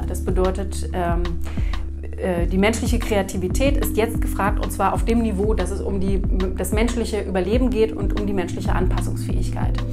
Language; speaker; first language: German; native; German